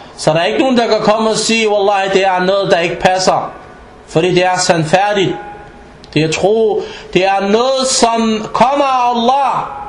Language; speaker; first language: Danish; non-native, fluent; Arabic